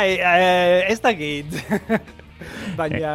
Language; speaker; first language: Basque; non-native, learner; English